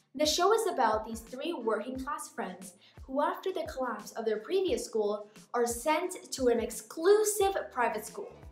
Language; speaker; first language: English; native; English